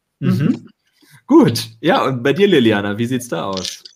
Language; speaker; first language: German; native; German